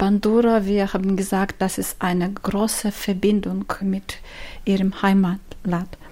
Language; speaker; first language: German; non-native, learner; Ukrainian